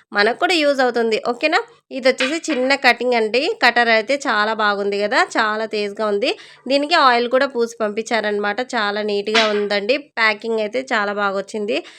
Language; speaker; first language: Telugu; non-native, local second language; Urdu